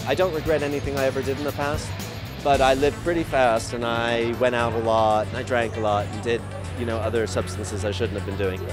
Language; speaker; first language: English; native; English